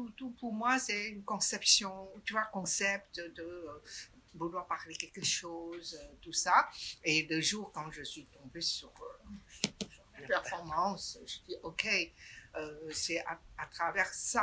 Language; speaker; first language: French; non-native, fluent; Chinese